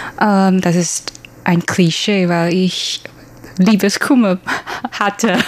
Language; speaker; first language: German; non-native, learner; Chinese